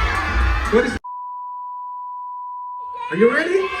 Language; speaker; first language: English; non-native, learner; Indonesian